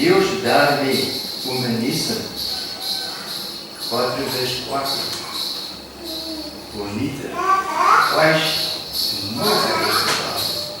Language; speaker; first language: Portuguese; non-native, learner; English